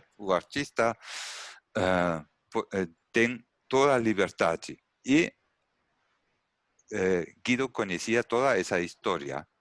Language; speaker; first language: Portuguese; non-native, learner; German